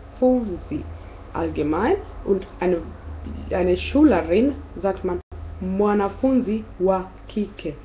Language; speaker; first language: German; non-native, fluent; Swahili